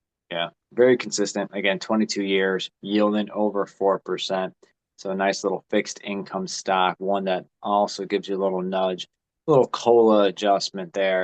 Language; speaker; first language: English; native; English